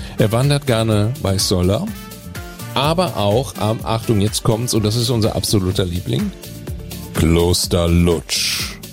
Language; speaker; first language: German; native; German